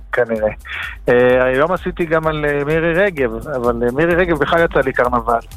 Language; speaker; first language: Hebrew; native; Hebrew